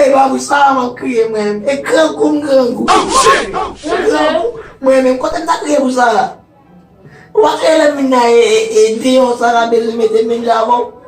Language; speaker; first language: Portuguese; non-native, learner; Haitian Creole